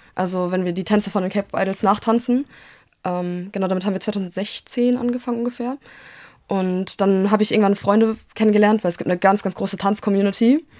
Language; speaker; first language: German; native; German